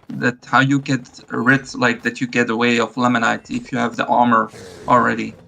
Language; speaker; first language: English; non-native, fluent; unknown